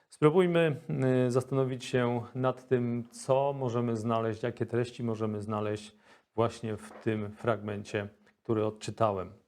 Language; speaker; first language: Polish; native; Polish